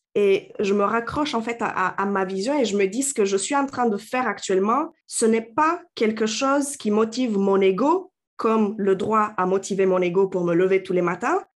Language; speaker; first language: French; non-native, fluent; Romanian